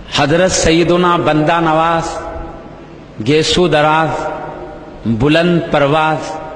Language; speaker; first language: Urdu; native; Urdu